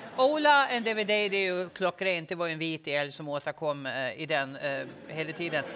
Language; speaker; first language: Swedish; native; Swedish